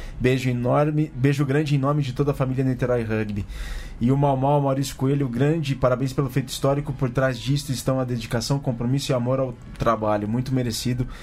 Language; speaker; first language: Portuguese; native; Portuguese